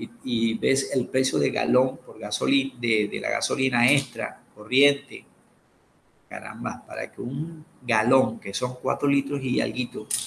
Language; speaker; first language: Spanish; native; Spanish